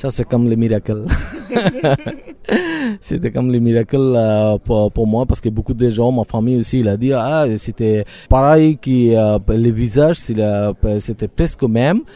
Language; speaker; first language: French; non-native, learner; Bangla